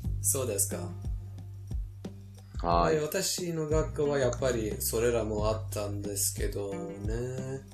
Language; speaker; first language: Japanese; non-native, fluent; Persian